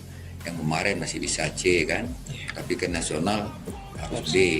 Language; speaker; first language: Indonesian; native; Indonesian